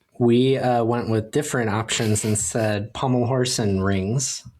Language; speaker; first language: English; native; English